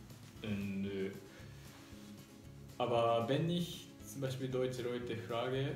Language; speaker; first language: German; non-native, learner; Japanese